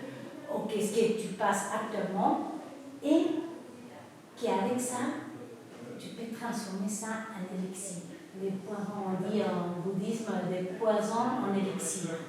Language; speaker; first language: French; non-native, fluent; Spanish